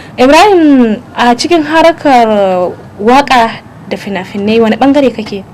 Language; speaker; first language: Hausa; native; Hausa